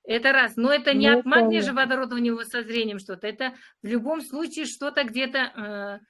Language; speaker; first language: Russian; non-native, local second language; Kazakh